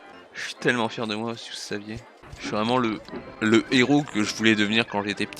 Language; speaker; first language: French; native; French